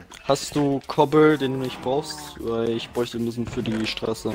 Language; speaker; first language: German; native; German